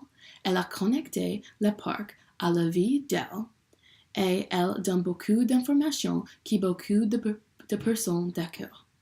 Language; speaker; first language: French; non-native, learner; English